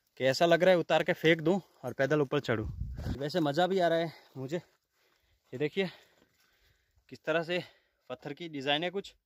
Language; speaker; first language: Hindi; non-native, local second language; Kachhi